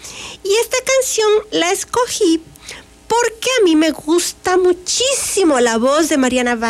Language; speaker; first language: Spanish; native; Spanish